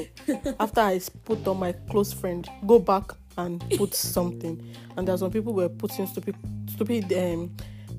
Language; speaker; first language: English; non-native, local second language; Yoruba